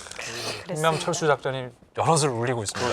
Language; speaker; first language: Korean; native; Korean